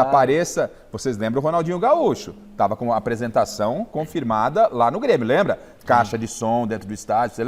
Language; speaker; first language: Portuguese; native; Portuguese